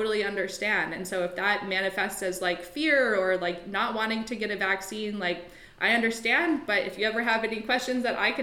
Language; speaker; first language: English; native; English